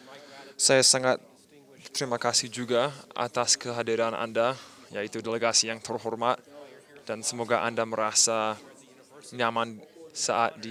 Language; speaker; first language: Indonesian; non-native, fluent; English